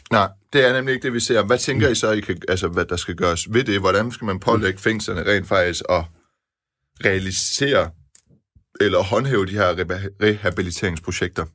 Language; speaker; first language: Danish; early bilingual, other home language; Persian